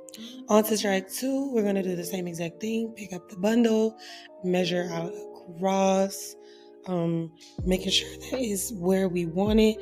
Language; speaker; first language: English; native; English